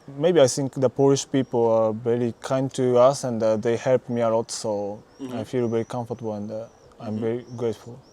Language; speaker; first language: English; non-native, learner; Japanese